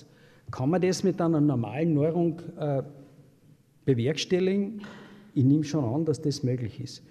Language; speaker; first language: German; native; German